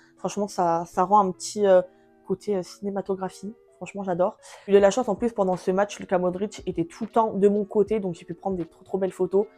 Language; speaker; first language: French; early bilingual, other home language; Portuguese